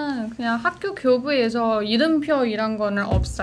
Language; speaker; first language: Korean; non-native, fluent; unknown